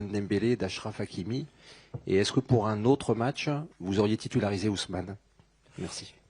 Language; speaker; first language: French; native; French